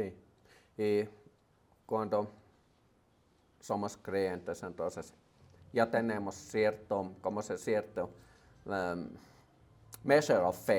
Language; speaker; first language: Spanish; non-native, learner; Finnish